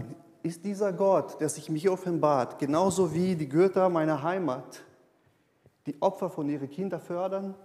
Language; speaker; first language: German; non-native, fluent; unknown